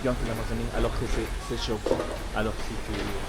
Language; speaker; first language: French; non-native, learner; Spanish